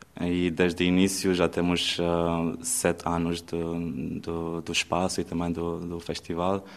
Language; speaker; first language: Portuguese; non-native, fluent; Romanian